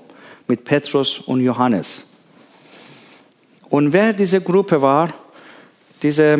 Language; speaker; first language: German; non-native, learner; Persian